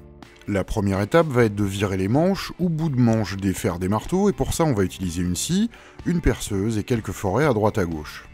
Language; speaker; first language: French; native; French